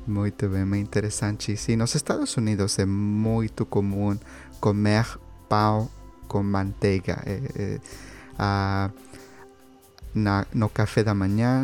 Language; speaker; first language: Portuguese; non-native, learner; Spanish